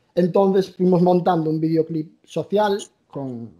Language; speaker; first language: Spanish; native; Spanish